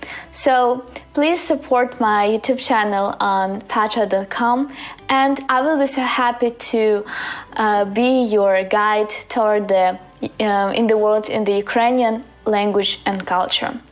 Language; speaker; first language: English; non-native, fluent; Ukrainian